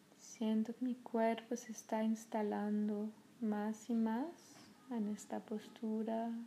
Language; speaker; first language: Spanish; non-native, fluent; French